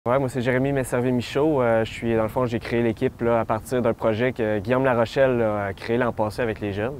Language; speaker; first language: French; native; French